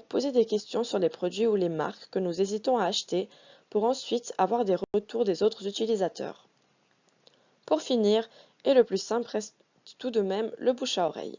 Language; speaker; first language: French; native; French